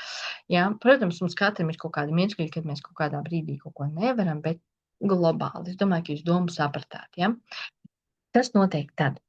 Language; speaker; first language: Latvian; native; Latvian